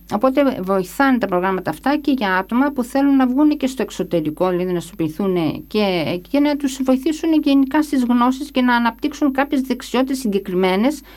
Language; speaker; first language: Greek; early bilingual, other home language; English